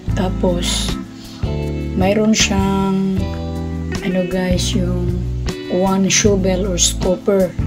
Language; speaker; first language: Filipino; non-native, local second language; Cebuano